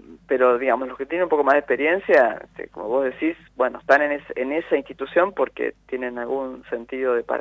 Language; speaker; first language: Spanish; native; Spanish